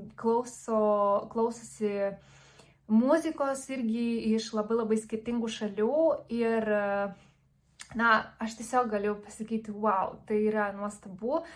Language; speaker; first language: Lithuanian; non-native, fluent; Spanish